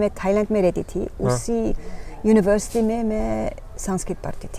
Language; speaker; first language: Hindi; non-native, learner; Dutch